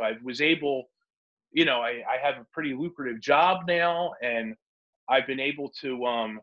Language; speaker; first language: English; native; English